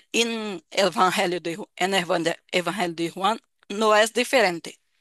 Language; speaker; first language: Spanish; non-native, fluent; Portuguese